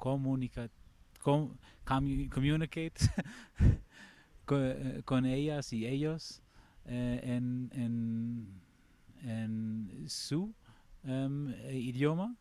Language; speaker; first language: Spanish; non-native, learner; German